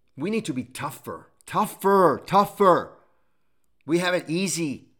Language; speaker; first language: English; non-native, fluent; Italian